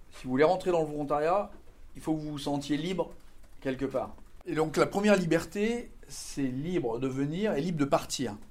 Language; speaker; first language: French; native; French